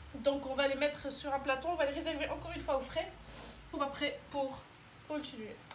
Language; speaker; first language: French; non-native, local second language; Arabic